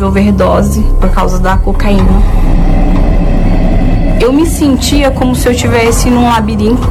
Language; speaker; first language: Portuguese; native; Portuguese